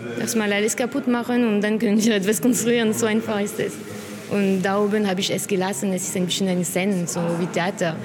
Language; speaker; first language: German; non-native, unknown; French